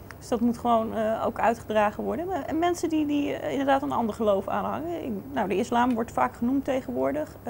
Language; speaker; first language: Dutch; native; Dutch